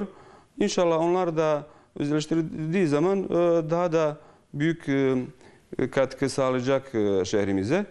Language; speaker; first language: Turkish; non-native, fluent; Bosnian